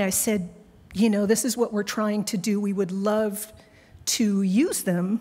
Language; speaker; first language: English; native; English